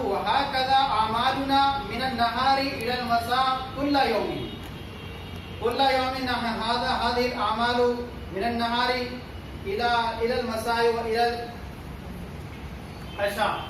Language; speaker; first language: Arabic; non-native, fluent; Urdu